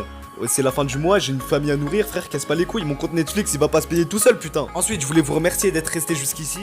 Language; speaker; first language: French; native; French